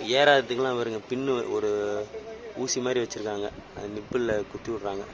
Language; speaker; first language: Tamil; native; Tamil